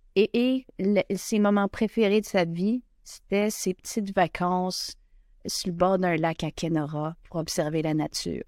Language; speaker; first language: French; native; French